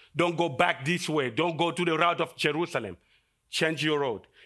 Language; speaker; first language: English; non-native, fluent; Lingala